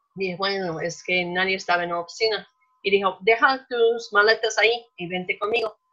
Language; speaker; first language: Spanish; non-native, fluent; English